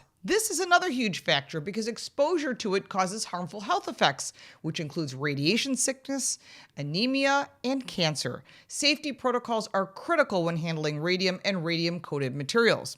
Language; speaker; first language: English; native; English